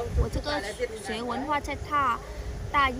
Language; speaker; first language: Chinese; non-native, learner; Vietnamese